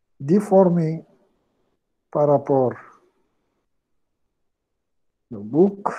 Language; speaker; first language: French; non-native, local second language; Arabic